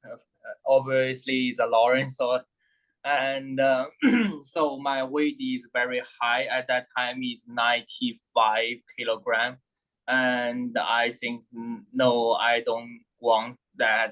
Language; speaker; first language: English; non-native, learner; Thai